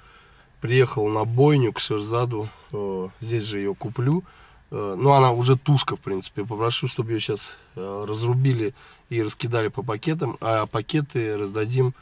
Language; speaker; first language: Russian; native; Russian